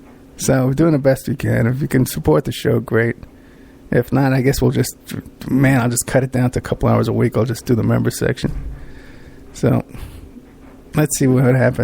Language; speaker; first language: English; native; English